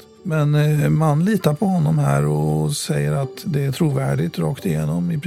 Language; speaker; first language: Swedish; native; Swedish